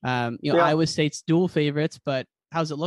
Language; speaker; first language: English; native; English